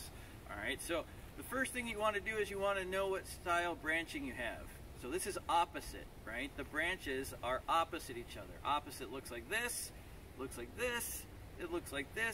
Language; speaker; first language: English; native; English